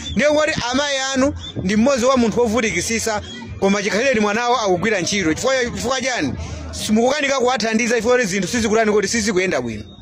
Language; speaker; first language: Nyanja; native; Nyanja